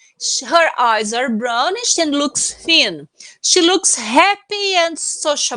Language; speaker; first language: English; non-native, fluent; Portuguese